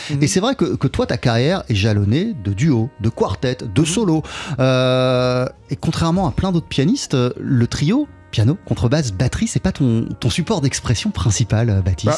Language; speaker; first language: French; native; French